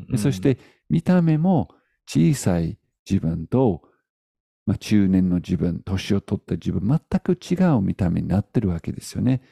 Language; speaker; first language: Japanese; non-native, fluent; English